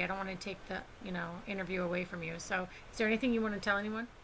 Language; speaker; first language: English; native; English